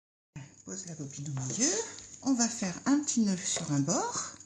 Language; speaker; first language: French; native; French